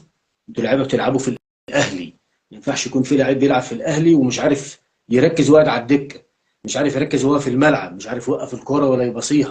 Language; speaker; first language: Arabic; native; Arabic